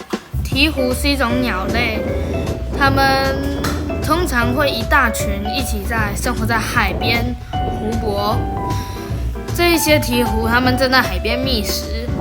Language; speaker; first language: Chinese; native; Chinese